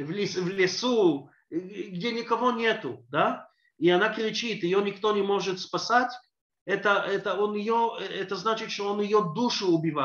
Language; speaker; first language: Russian; early bilingual, heritage; Russian